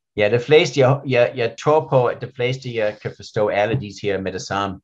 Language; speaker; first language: Danish; non-native, learner; English